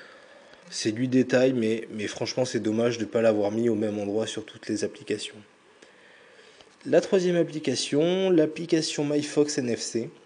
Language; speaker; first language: French; native; French